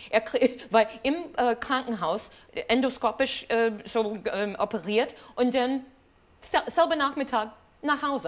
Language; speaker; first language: German; non-native, fluent; English